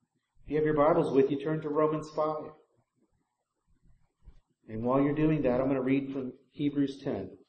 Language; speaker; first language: English; native; English